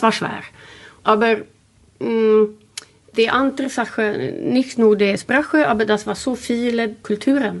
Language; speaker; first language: German; non-native, learner; Swedish